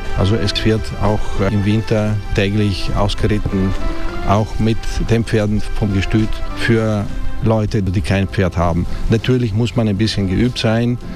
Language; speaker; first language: German; non-native, fluent; Italian